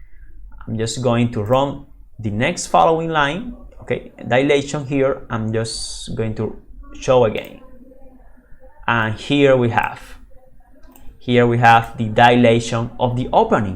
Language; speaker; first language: English; non-native, fluent; Spanish